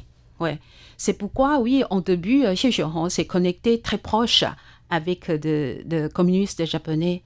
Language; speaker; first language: French; non-native, learner; Chinese